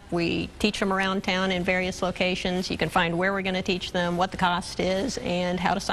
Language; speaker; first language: English; native; English